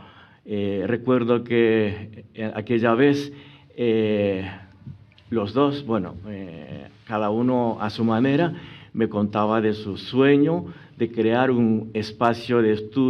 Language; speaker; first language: Spanish; non-native, fluent; Japanese